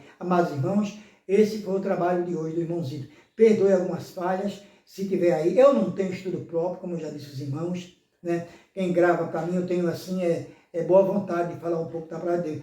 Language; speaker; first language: Portuguese; native; Portuguese